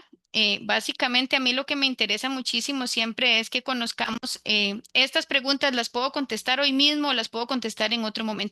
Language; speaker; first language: Spanish; native; Spanish